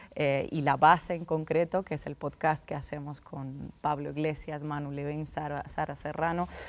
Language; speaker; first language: Spanish; non-native, fluent; Russian